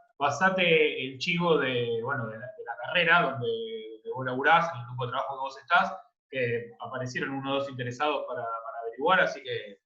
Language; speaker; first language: Spanish; native; Spanish